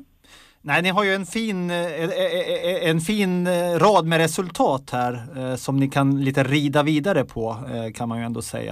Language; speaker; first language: Swedish; native; Swedish